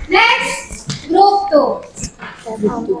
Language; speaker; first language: English; non-native, fluent; Indonesian